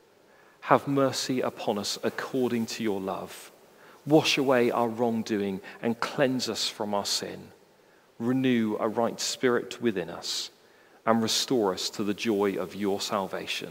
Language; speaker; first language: English; native; English